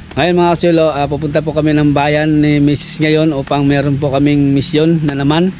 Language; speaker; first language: Filipino; native; Filipino